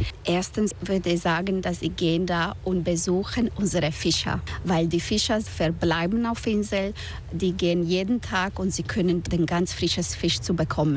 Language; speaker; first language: German; non-native, learner; Spanish